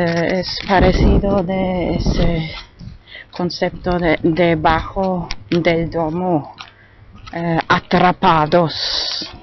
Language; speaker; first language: Spanish; non-native, fluent; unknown